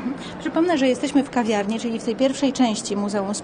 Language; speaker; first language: Polish; native; Polish